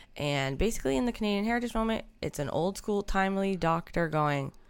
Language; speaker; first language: English; native; English